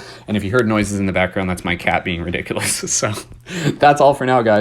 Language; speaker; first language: English; native; English